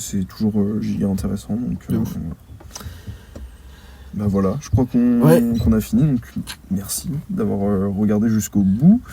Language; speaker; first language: French; native; French